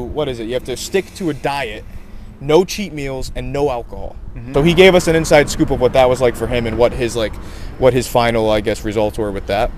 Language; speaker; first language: English; native; English